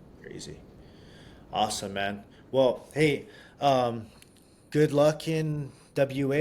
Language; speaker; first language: English; native; English